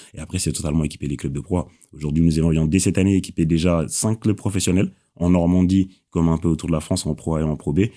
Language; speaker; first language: French; non-native, local second language; Wolof